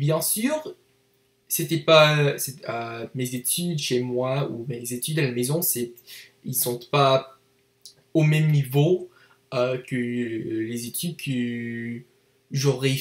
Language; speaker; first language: French; non-native, learner; English